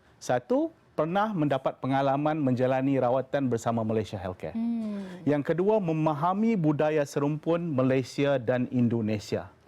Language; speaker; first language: Malay; native; Malay